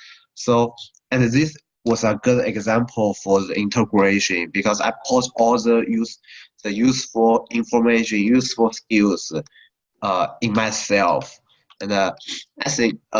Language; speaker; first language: English; non-native, learner; Chinese